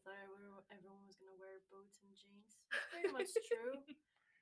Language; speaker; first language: English; non-native, fluent; Greek